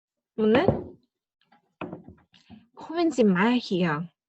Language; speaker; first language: German; non-native, fluent; Korean